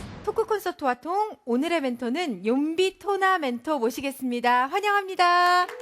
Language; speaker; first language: Korean; native; Korean